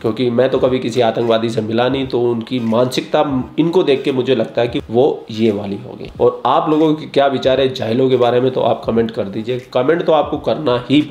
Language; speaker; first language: Hindi; native; Hindi